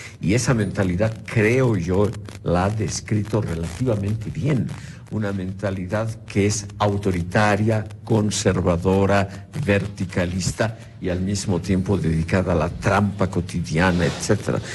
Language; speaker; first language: Spanish; native; Spanish